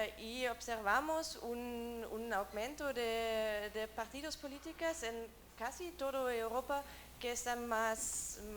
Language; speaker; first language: Spanish; non-native, learner; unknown